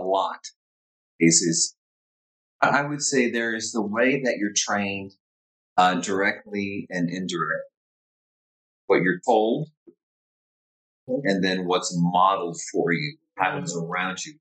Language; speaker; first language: English; native; English